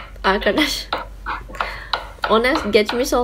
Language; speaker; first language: Turkish; non-native, learner; Malay